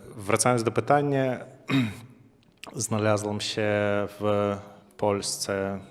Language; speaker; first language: Polish; non-native, fluent; Russian